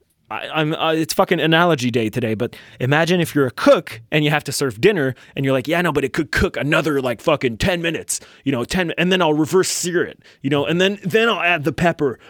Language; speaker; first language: English; non-native, fluent; French